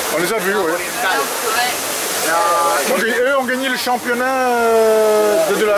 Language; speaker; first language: French; native; French